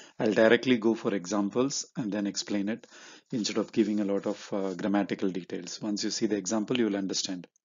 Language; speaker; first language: English; non-native, local second language; Hindi